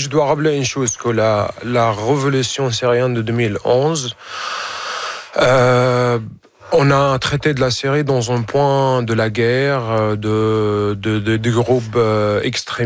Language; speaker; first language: French; non-native, fluent; Arabic